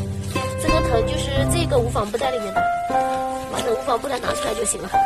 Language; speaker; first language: Chinese; native; Chinese